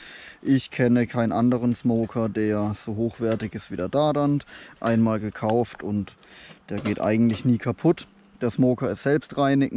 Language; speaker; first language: German; native; German